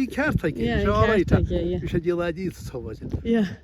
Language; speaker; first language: Irish; native; Irish